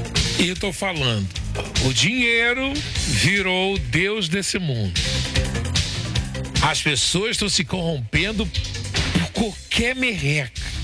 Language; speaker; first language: Portuguese; native; Portuguese